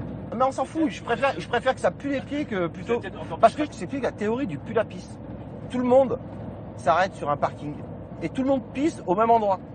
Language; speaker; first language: French; native; French